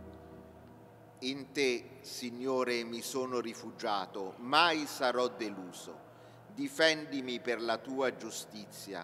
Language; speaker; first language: Italian; native; Italian